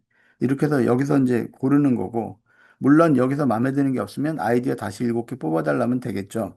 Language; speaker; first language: Korean; native; Korean